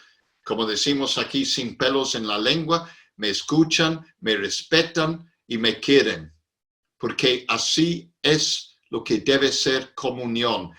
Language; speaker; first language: Spanish; non-native, fluent; English